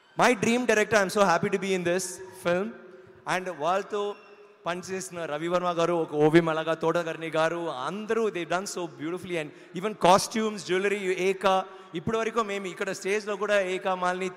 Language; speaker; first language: Telugu; non-native, learner; Tamil